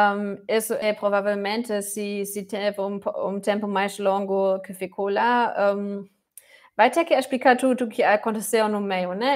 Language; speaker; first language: Portuguese; non-native, fluent; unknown